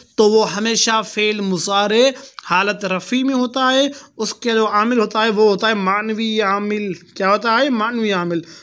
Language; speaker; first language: Urdu; non-native, local second language; Pashto